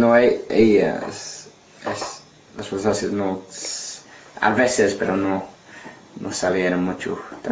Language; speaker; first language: Spanish; non-native, learner; English